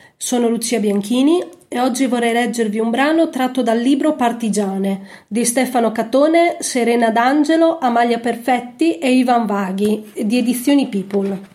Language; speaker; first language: Italian; native; Italian